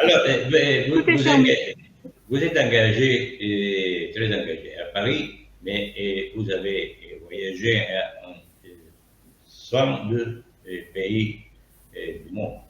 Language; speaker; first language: French; non-native, learner; Italian